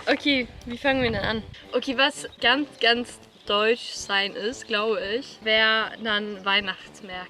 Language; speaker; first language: German; non-native, fluent; Swedish